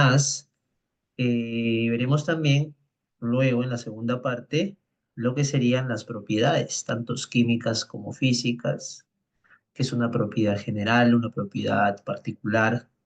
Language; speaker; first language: Spanish; native; Spanish